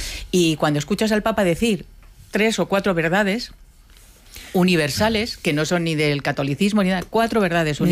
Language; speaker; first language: Spanish; native; Spanish